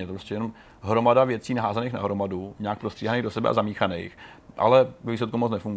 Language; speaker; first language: Czech; native; Czech